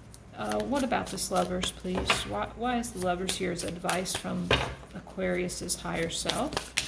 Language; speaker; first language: English; native; English